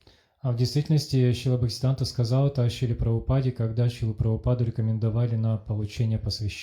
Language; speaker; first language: Russian; native; Russian